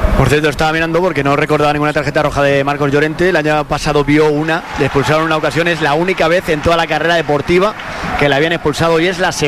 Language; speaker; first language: Spanish; native; Spanish